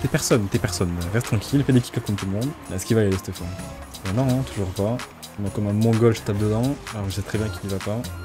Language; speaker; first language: French; native; French